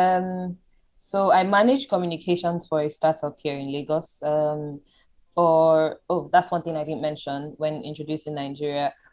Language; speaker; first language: English; non-native, local second language; Yoruba